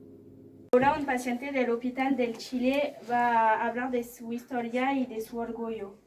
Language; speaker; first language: Spanish; non-native, learner; French